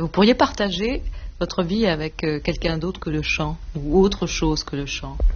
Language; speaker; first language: French; native; French